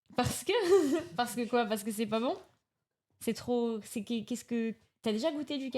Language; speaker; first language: French; native; French